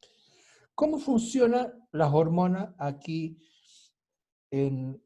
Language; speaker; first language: Spanish; native; Spanish